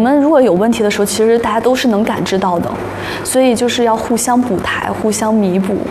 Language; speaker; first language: Chinese; native; Chinese